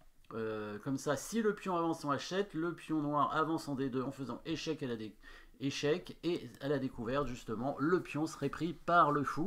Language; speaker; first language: French; native; French